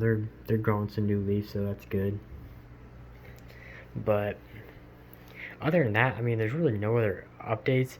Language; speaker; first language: English; native; English